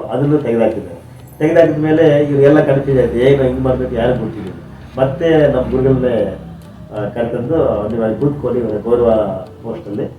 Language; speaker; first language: Kannada; non-native, local second language; Telugu